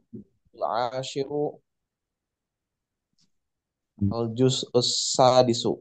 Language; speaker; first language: Arabic; non-native, learner; Indonesian